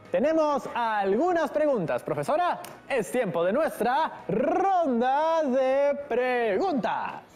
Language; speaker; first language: Spanish; native; Spanish